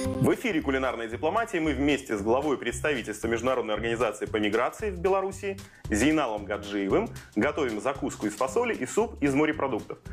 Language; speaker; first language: Russian; native; Russian